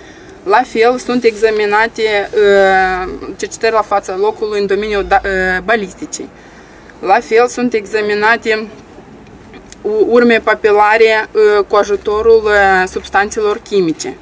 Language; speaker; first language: Romanian; non-native, local second language; Russian